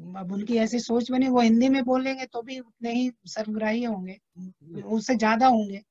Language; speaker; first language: Hindi; native; Hindi